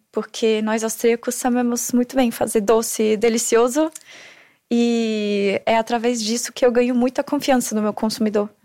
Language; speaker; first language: Portuguese; non-native, fluent; German